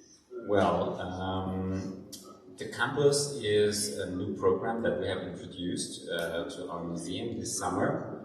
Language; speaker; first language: English; non-native, fluent; German